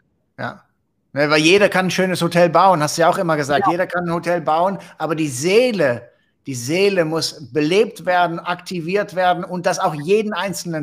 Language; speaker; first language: German; native; German